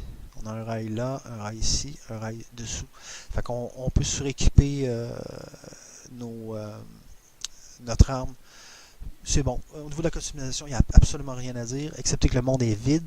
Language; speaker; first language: French; native; French